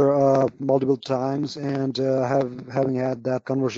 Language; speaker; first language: English; non-native, local second language; Nepali